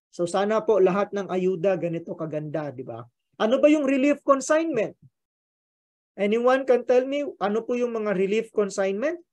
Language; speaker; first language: Filipino; native; Filipino